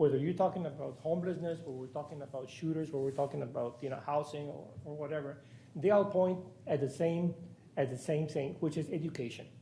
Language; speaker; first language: English; non-native, fluent; Spanish